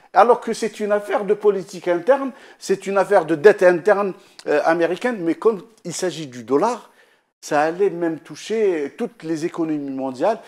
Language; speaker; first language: French; non-native, local second language; Arabic